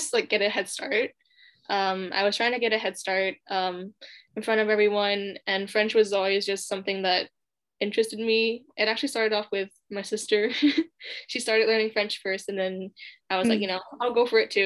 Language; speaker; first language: English; non-native, local second language; Cantonese